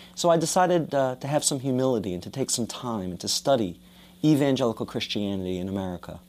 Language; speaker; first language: English; native; English